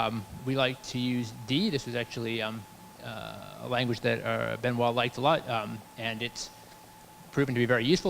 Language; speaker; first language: English; native; English